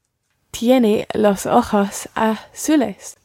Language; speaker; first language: Spanish; non-native, learner; English